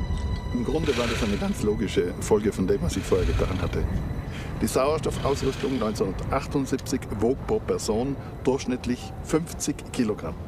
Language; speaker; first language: German; native; German